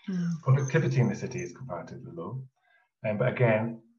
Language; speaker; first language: English; native; English